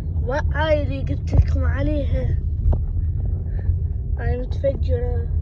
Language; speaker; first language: Arabic; native; Arabic